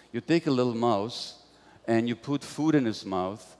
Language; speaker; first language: English; non-native, fluent; Hungarian